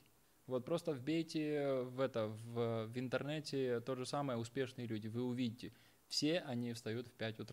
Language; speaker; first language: Russian; native; Russian